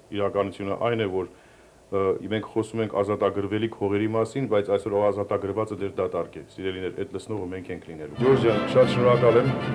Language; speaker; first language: Armenian; native; Armenian